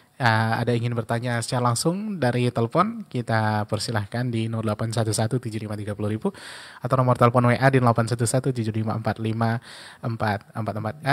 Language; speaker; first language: Indonesian; native; Indonesian